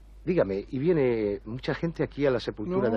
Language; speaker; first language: Spanish; native; Spanish